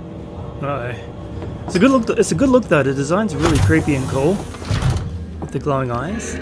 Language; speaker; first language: English; native; English